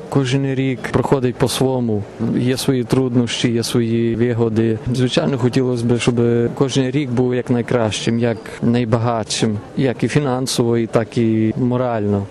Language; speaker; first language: Ukrainian; native; Ukrainian